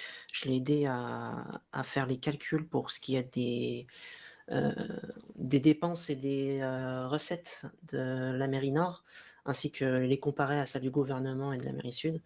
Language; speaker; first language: French; native; French